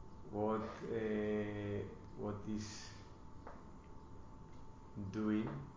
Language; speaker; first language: English; non-native, learner; Spanish